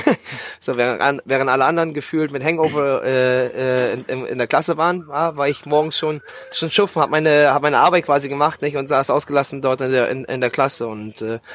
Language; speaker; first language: German; native; German